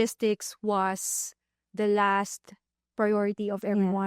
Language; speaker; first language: English; non-native, local second language; Filipino